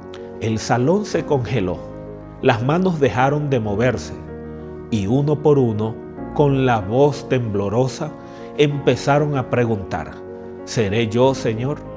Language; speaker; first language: Spanish; native; Spanish